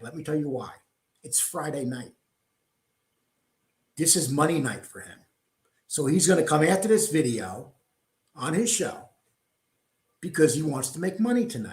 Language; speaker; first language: English; native; English